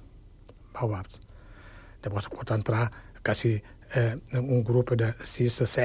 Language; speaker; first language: Catalan; non-native, fluent; Wolof